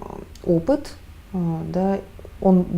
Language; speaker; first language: Russian; native; Russian